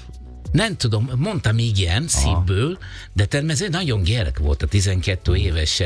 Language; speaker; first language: Hungarian; non-native, fluent; Italian